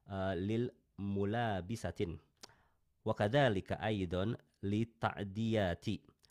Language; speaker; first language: Arabic; non-native, learner; Indonesian